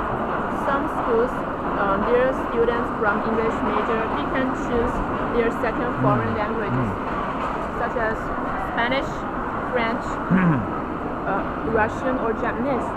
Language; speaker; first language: English; non-native, learner; Chinese